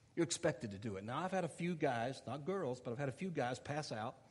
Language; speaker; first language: English; native; English